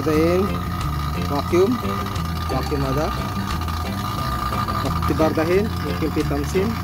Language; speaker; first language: Arabic; non-native, learner; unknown